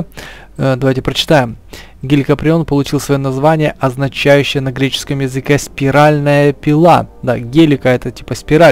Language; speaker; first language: Russian; native; Russian